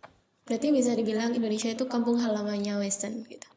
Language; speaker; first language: Indonesian; early bilingual, heritage; English